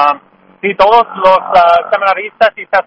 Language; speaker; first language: Spanish; non-native, fluent; English